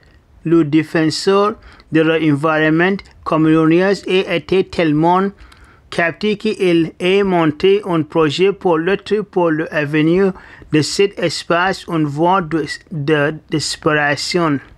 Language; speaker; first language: French; non-native, learner; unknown